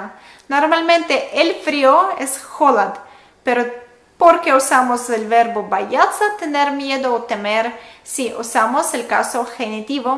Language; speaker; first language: Spanish; non-native, fluent; Russian